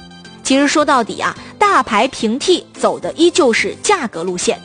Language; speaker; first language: Chinese; native; Chinese